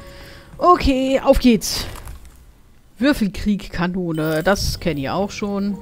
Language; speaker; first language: German; native; German